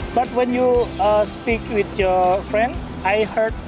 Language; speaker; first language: English; non-native, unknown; Indonesian